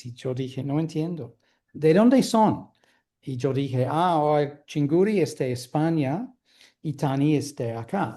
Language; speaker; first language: Spanish; non-native, fluent; English